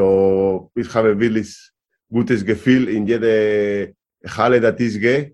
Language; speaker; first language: German; non-native, learner; Spanish